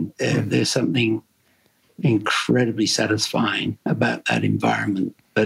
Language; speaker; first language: English; native; English